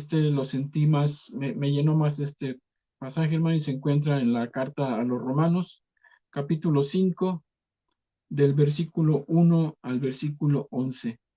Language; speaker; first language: Spanish; native; Spanish